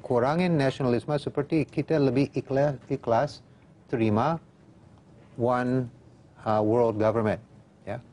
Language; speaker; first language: Indonesian; non-native, fluent; English